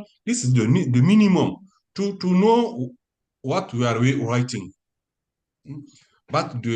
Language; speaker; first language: English; non-native, learner; French